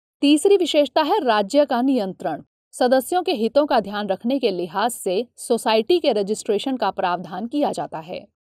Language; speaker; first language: Hindi; native; Hindi